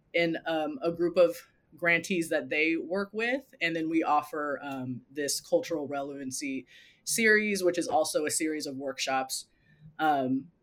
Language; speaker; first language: English; native; English